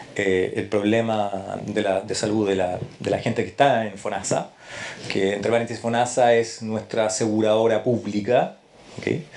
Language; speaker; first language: Spanish; native; Spanish